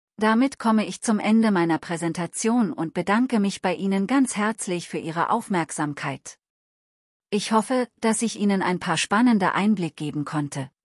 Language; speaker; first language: German; non-native, learner; Telugu